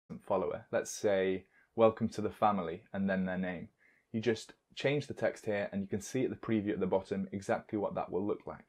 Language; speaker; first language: English; native; English